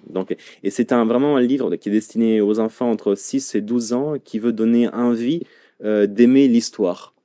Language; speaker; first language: French; non-native, fluent; Italian